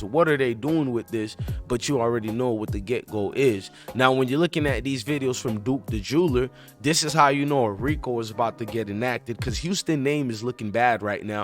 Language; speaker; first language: English; native; English